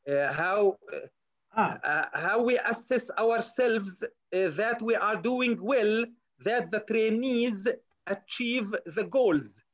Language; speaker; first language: English; non-native, learner; Arabic